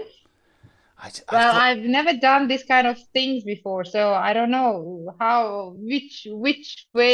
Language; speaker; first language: English; non-native, fluent; Tajik